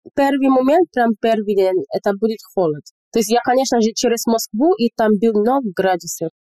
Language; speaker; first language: Russian; non-native, fluent; English